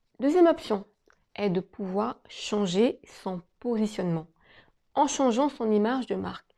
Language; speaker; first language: French; native; French